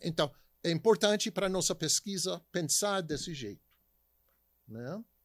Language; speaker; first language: Portuguese; non-native, fluent; English